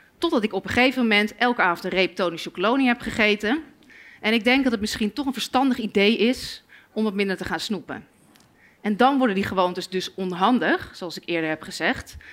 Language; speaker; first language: Dutch; native; Dutch